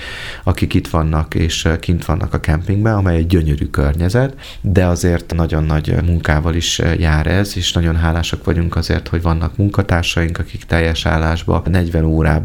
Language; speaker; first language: Hungarian; native; Hungarian